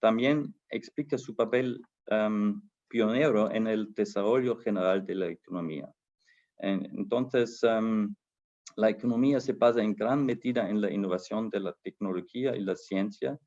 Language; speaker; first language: Spanish; non-native, fluent; German